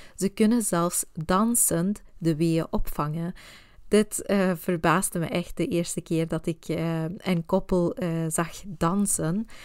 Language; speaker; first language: Dutch; non-native, fluent; Swedish